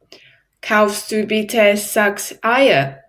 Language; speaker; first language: German; non-native, learner; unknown